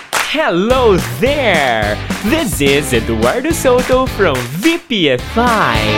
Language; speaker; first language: English; non-native, fluent; Portuguese